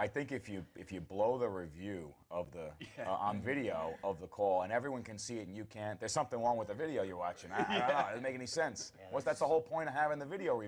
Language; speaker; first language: English; native; English